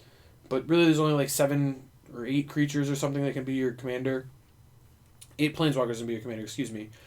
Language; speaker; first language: English; native; English